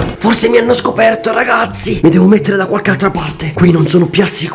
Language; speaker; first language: Italian; native; Italian